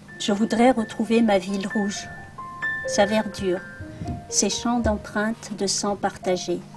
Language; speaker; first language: French; early bilingual, other home language; Arabic